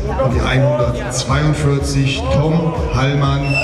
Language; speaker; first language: German; native; German